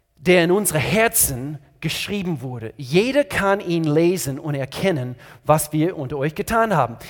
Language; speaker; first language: German; non-native, fluent; English